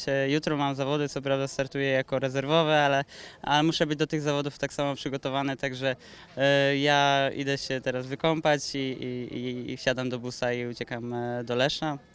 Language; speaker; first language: Polish; native; Polish